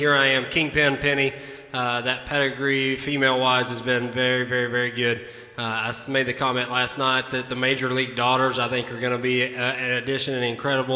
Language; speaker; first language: English; native; English